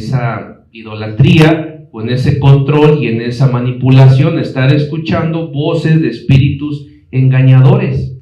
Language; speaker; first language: Spanish; native; Spanish